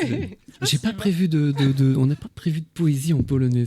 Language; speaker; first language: French; native; French